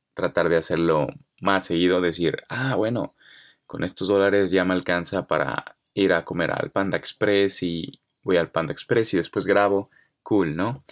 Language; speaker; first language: Spanish; native; Spanish